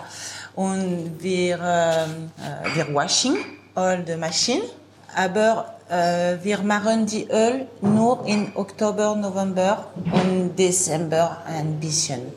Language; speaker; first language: German; non-native, learner; French